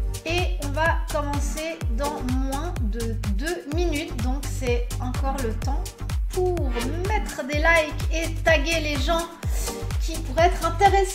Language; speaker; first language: French; native; French